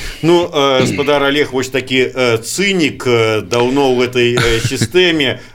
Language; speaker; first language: Belarusian; native; Belarusian